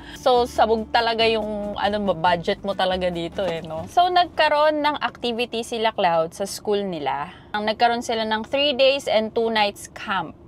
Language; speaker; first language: Filipino; native; Filipino